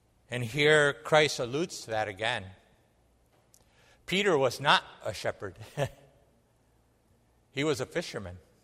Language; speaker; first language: English; early bilingual, other home language; Spanish